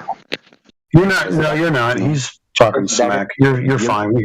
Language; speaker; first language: English; native; English